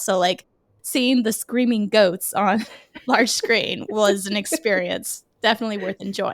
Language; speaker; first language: English; native; English